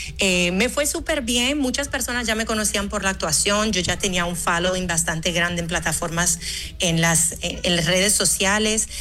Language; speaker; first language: Spanish; early bilingual, other home language; Haitian Creole